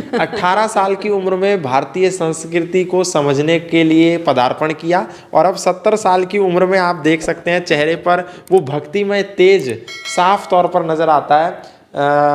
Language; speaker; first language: Hindi; native; Hindi